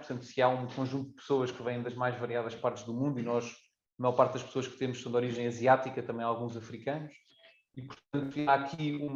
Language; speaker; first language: Portuguese; native; Portuguese